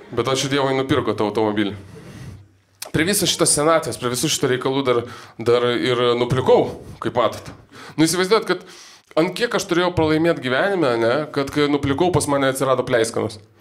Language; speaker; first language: Lithuanian; non-native, local second language; Polish